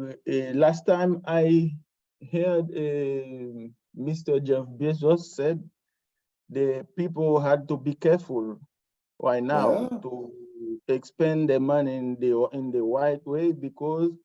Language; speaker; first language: English; non-native, learner; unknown